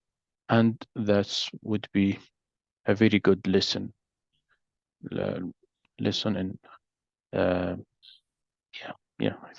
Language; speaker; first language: English; non-native, learner; Arabic